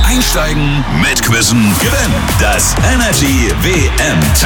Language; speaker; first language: German; native; German